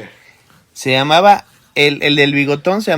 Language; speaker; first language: Spanish; native; Spanish